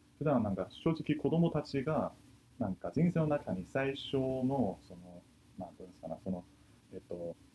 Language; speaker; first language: Japanese; non-native, fluent; Chinese